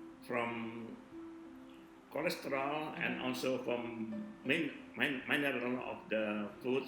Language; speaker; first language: English; non-native, learner; Indonesian